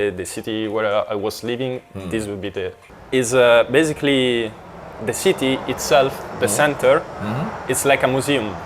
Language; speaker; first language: English; non-native, fluent; Italian